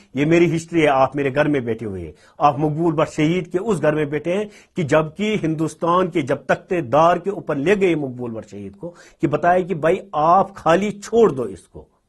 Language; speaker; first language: Urdu; non-native, local second language; Kashmiri